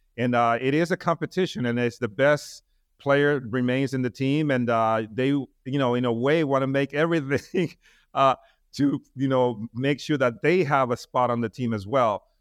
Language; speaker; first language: English; non-native, fluent; Spanish